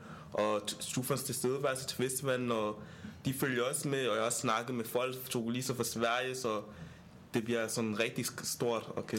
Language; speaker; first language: Danish; non-native, fluent; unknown